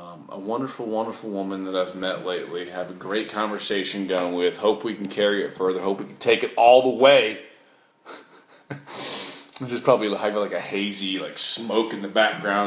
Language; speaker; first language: English; native; English